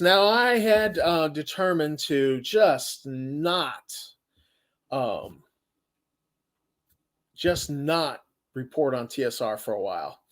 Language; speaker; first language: English; native; English